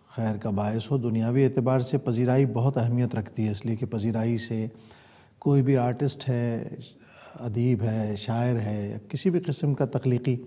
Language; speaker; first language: Urdu; native; Urdu